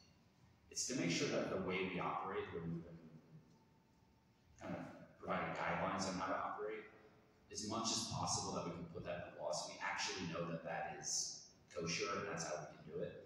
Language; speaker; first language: English; native; English